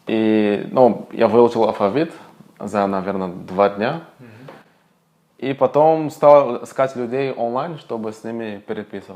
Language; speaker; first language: Russian; non-native, fluent; Portuguese